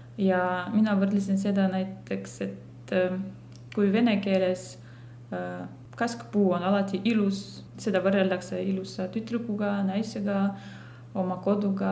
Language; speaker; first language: Estonian; non-native, fluent; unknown